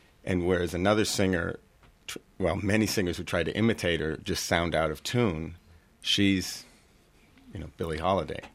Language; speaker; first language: English; native; English